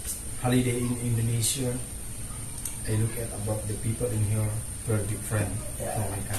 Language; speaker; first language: English; non-native, learner; Indonesian